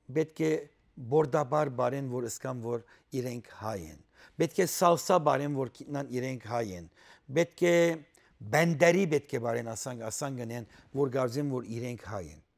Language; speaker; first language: Armenian; early bilingual, heritage; Armenian